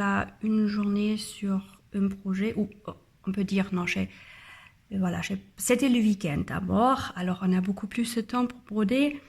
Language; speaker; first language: French; non-native, learner; German